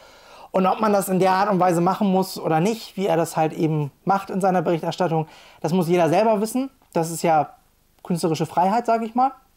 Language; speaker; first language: German; native; German